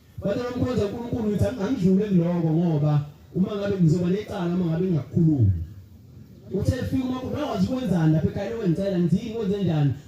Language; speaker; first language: Zulu; native; Zulu